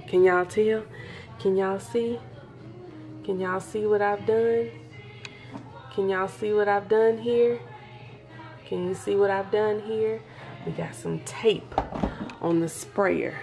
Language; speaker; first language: English; native; English